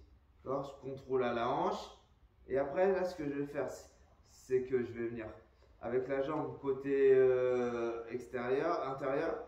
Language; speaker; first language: French; native; French